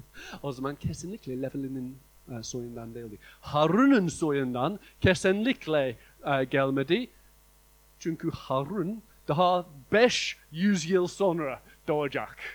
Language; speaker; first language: Turkish; non-native, fluent; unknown